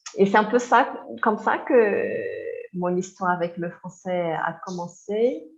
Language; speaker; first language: French; non-native, fluent; Portuguese